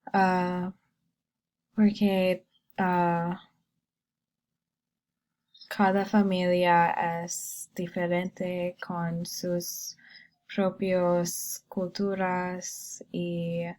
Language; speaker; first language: Spanish; non-native, learner; English